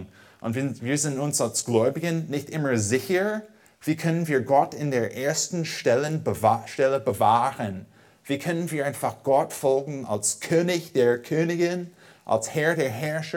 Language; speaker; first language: German; non-native, fluent; English